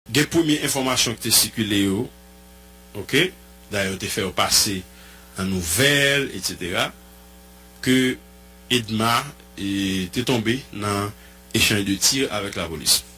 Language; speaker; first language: French; non-native, local second language; Haitian Creole